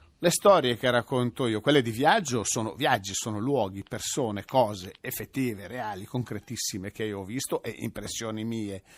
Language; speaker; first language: Italian; native; Italian